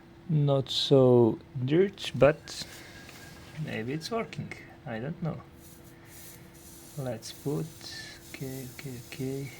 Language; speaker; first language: English; non-native, learner; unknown